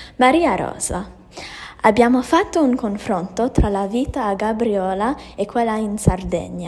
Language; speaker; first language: Italian; non-native, learner; English